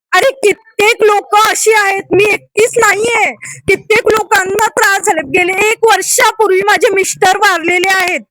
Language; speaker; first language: Marathi; native; Marathi